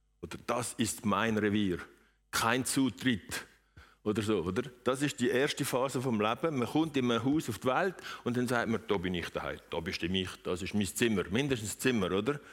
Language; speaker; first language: German; native; German